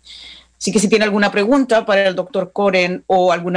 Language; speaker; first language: Spanish; native; Spanish